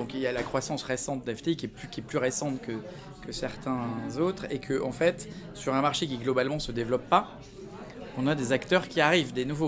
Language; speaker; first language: French; native; French